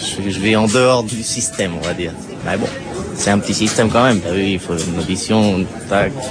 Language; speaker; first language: French; early bilingual, other home language; Spanish